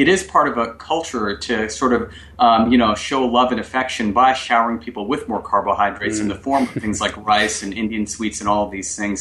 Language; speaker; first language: English; non-native, local second language; Bangla